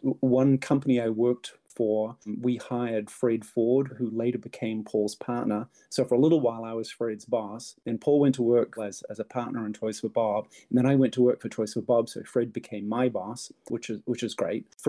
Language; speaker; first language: English; native; English